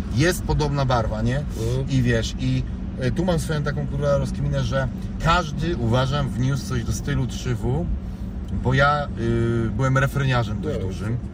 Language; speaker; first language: Polish; native; Polish